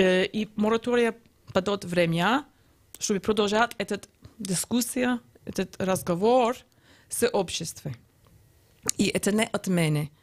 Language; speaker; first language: Russian; non-native, learner; English